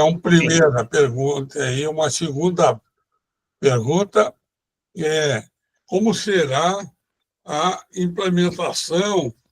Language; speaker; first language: Portuguese; non-native, learner; Spanish